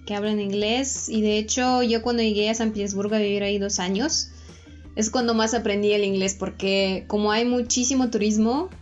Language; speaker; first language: Spanish; non-native, fluent; Russian